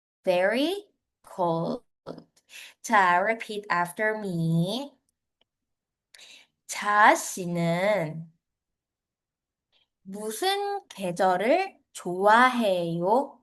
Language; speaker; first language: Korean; non-native, learner; Filipino